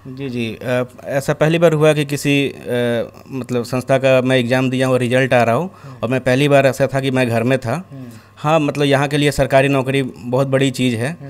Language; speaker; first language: Hindi; native; Hindi